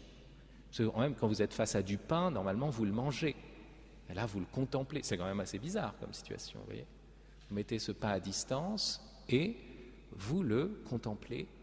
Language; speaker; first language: French; native; French